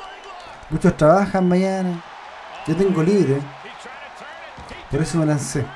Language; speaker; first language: Spanish; native; Spanish